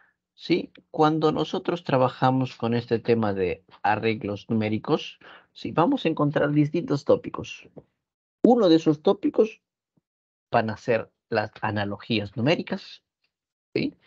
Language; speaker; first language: Spanish; native; Spanish